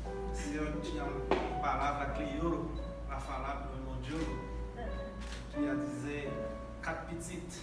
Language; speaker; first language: Portuguese; non-native, learner; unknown